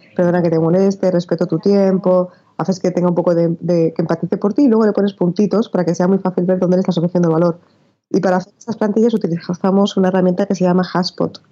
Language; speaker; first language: Spanish; native; Spanish